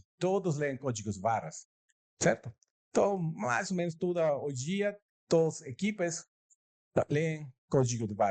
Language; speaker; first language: Portuguese; non-native, learner; Spanish